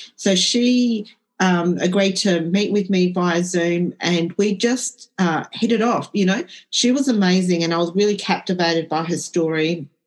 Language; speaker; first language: English; early bilingual, other home language; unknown